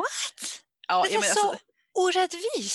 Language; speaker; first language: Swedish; non-native, learner; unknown